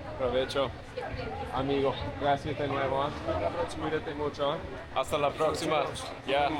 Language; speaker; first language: Spanish; non-native, learner; English